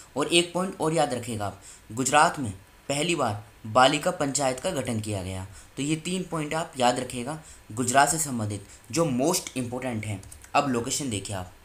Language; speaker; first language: Hindi; native; Hindi